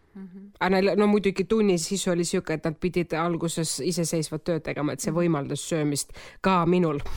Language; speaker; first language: Estonian; non-native, local second language; Russian